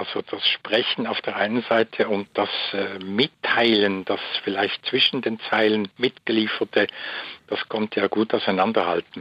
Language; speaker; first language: German; native; German